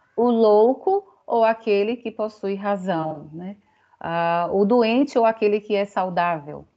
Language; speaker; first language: Portuguese; native; Portuguese